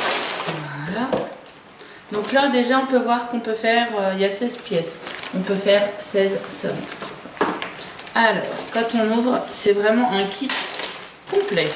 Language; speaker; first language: French; native; French